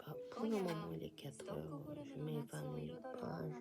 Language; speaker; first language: French; non-native, learner; Japanese